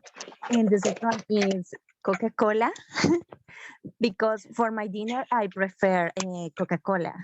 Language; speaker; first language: English; non-native, learner; Spanish